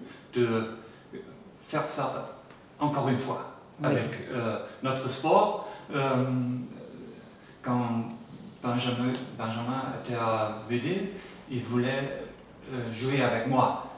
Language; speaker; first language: French; non-native, learner; German